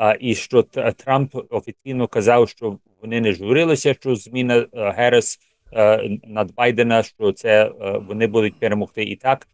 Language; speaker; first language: Ukrainian; early bilingual, heritage; English